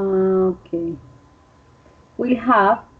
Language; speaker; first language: English; non-native, learner; Spanish